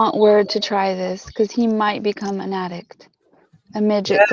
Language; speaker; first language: English; native; English